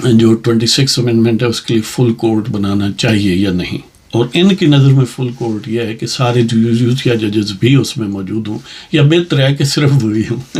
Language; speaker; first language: Urdu; non-native, local second language; Punjabi